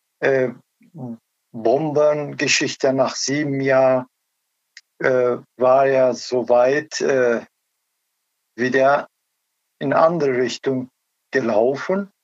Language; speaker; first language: German; non-native, learner; Turkish